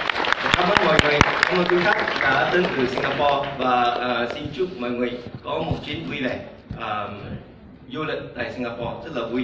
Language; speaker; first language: Vietnamese; non-native, fluent; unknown